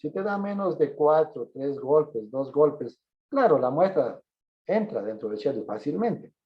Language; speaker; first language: Spanish; native; Spanish